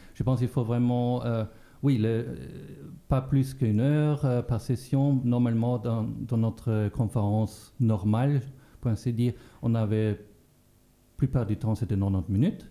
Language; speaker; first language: French; non-native, local second language; Luxembourgish